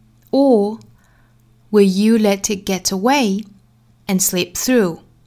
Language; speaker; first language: English; non-native, fluent; Chinese